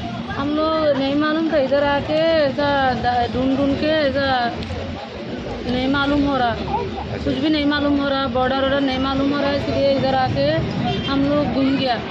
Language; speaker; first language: Hindi; non-native, learner; Rohingya